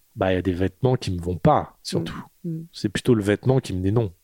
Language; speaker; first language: French; native; French